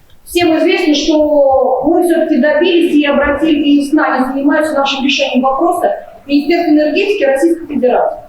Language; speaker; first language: Russian; native; Russian